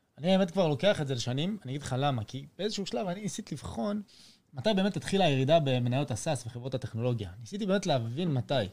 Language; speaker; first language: Hebrew; early bilingual, other home language; French